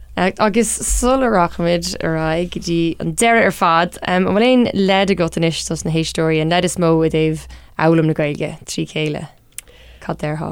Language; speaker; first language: Irish; non-native, local second language; English